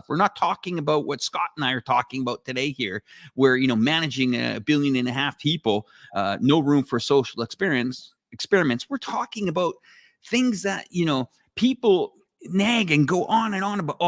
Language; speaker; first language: English; native; English